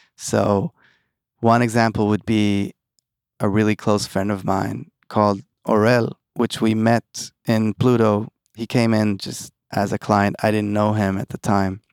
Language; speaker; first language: English; early bilingual, other home language; Hebrew